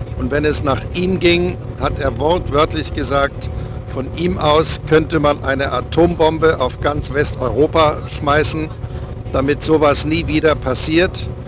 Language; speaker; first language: German; native; German